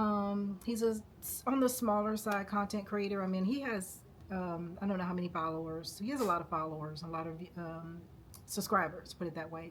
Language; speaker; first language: English; native; English